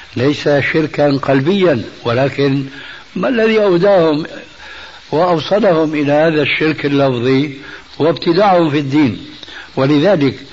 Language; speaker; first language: Arabic; early bilingual, other home language; Albanian